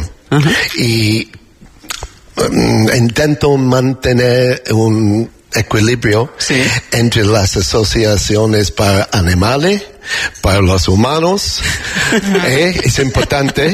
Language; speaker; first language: Spanish; non-native, learner; English